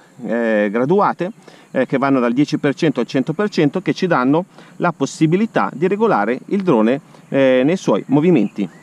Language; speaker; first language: Italian; native; Italian